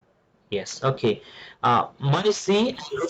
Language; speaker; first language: English; non-native, fluent; Nepali